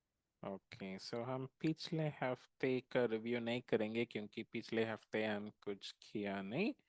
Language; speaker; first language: Hindi; non-native, local second language; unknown